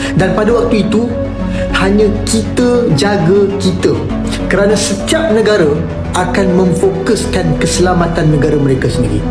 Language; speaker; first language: Malay; native; Malay